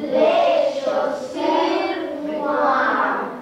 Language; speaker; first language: French; non-native, learner; Italian